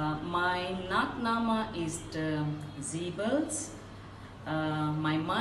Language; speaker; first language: German; non-native, learner; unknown